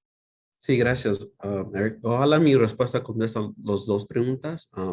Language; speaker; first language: Spanish; early bilingual, heritage; Spanish